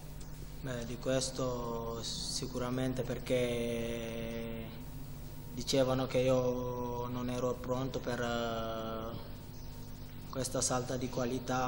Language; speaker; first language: Italian; non-native, fluent; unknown